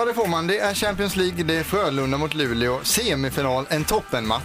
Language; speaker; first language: Swedish; native; Swedish